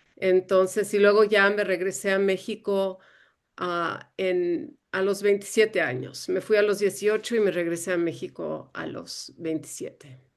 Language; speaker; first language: Spanish; early bilingual, other home language; English